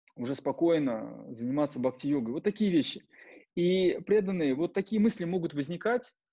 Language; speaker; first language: Russian; native; Russian